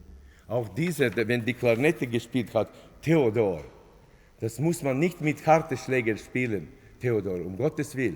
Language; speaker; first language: German; non-native, fluent; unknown